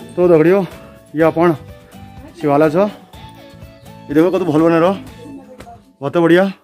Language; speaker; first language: Hindi; non-native, local second language; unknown